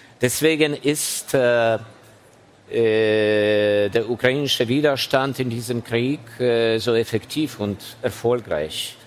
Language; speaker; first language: German; non-native, fluent; Ukrainian